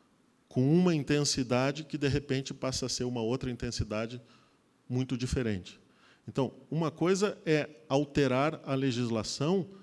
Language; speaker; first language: Portuguese; native; Portuguese